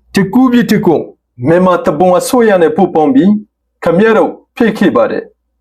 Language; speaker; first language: Burmese; non-native, local second language; Rohingya